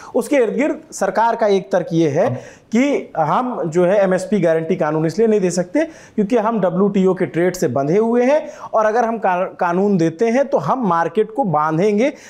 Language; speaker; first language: Hindi; native; Hindi